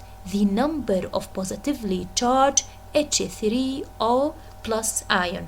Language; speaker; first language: English; non-native, fluent; Arabic